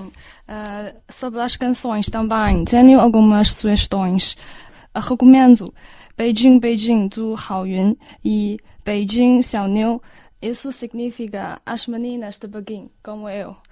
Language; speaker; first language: Portuguese; non-native, learner; Chinese